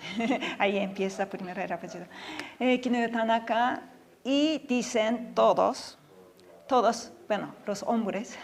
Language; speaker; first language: Spanish; non-native, fluent; Japanese